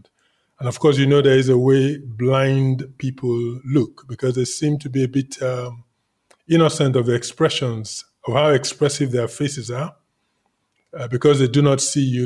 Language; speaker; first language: English; non-native, local second language; Igbo